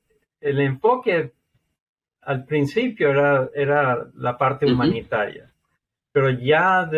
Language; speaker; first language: Spanish; non-native, fluent; English